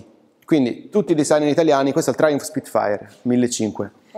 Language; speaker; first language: Italian; native; Italian